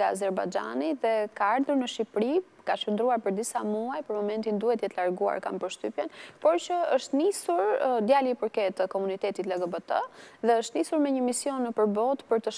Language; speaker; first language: Albanian; native; Albanian